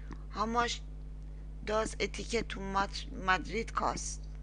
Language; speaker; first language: English; non-native, fluent; Persian